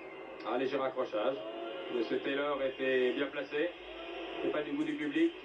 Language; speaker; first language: French; native; French